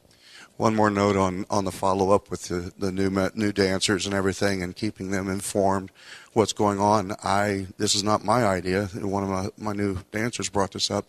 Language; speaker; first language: English; native; English